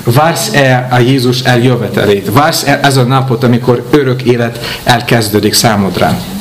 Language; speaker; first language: Hungarian; non-native, fluent; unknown